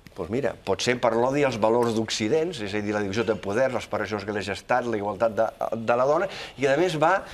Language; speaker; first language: Catalan; native; Catalan